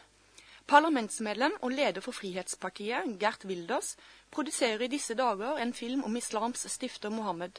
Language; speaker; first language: Norwegian; native; Norwegian